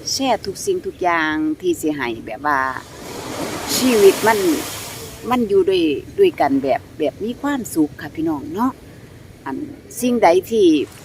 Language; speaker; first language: Thai; non-native, local second language; Northeastern Thai